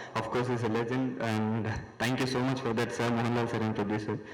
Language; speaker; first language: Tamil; non-native, learner; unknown